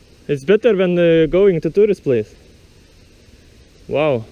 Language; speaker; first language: English; non-native, learner; Lithuanian